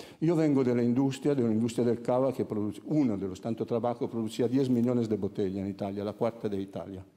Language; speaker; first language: Spanish; non-native, fluent; Italian